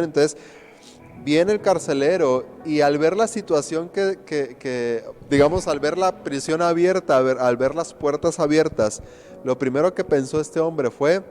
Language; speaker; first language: Spanish; native; Spanish